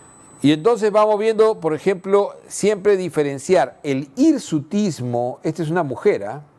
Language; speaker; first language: Spanish; native; Spanish